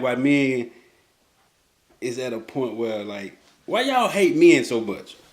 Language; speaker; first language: English; native; English